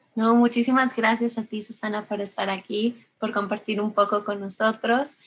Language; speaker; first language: Spanish; native; Spanish